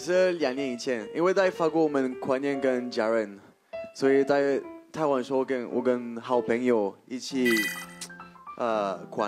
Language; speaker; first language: Chinese; non-native, fluent; French